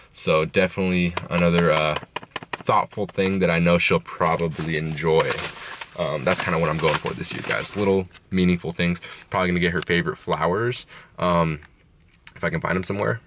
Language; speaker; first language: English; native; English